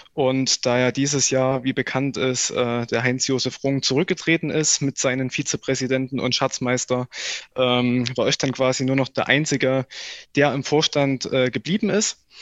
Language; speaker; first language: German; native; German